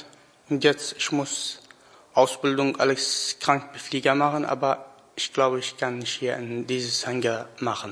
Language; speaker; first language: German; non-native, learner; Arabic